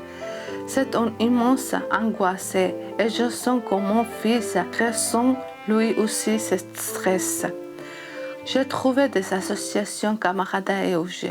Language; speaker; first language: French; non-native, learner; Georgian